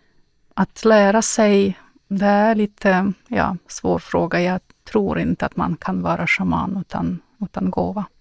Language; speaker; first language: Swedish; non-native, fluent; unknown